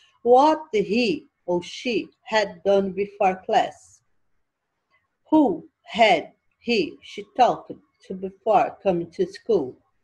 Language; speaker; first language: English; non-native, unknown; Portuguese